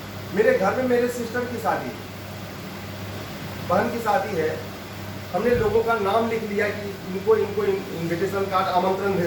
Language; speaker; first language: Hindi; native; Hindi